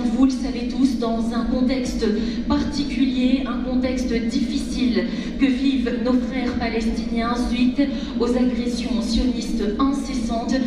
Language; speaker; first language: French; non-native, local second language; Arabic